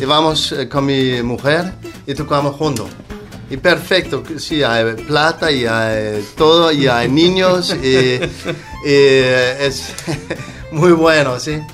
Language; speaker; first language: Spanish; non-native, learner; Danish